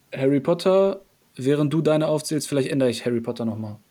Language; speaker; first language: German; early bilingual, other home language; Polish